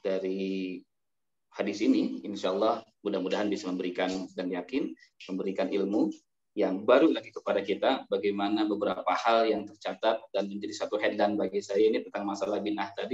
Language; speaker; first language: Indonesian; native; Indonesian